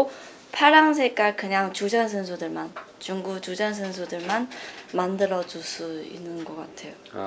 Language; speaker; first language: Korean; non-native, learner; Chinese